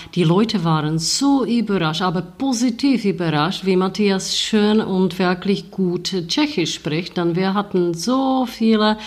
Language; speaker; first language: German; non-native, fluent; Czech